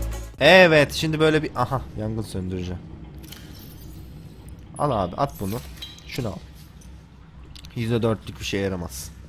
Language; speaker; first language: Turkish; native; Turkish